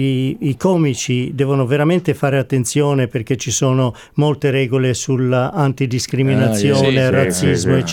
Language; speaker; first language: Italian; native; Italian